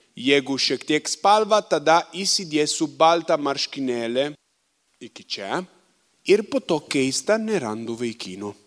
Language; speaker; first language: Lithuanian; non-native, fluent; Italian